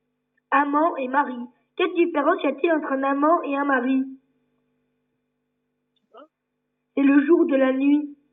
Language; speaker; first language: French; native; French